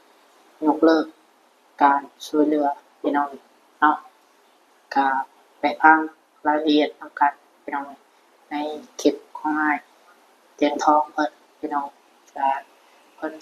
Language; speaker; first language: Thai; non-native, local second language; Lao